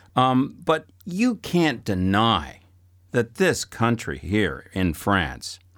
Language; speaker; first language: English; native; English